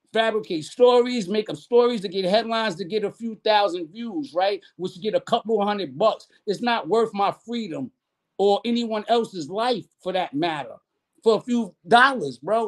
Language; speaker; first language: English; native; English